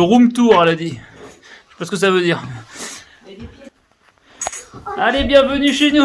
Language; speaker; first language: French; native; French